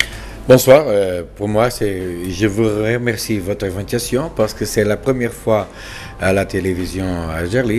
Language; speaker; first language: French; non-native, learner; Portuguese